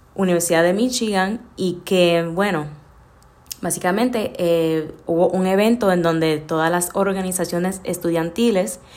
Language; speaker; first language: Spanish; early bilingual, heritage; Spanish